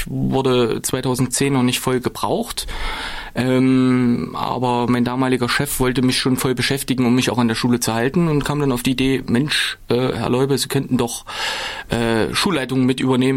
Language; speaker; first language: German; native; German